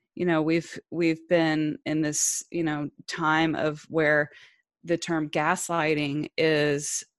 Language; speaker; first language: English; native; English